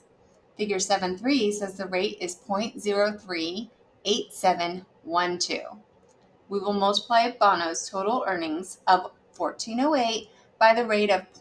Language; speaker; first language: English; native; English